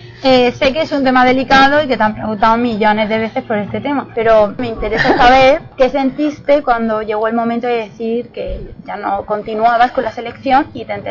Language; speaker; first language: Spanish; native; Spanish